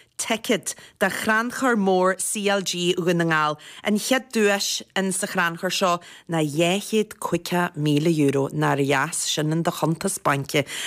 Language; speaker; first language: Irish; native; Irish